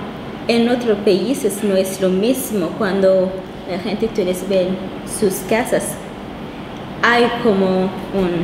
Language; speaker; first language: Spanish; non-native, local second language; Kinyarwanda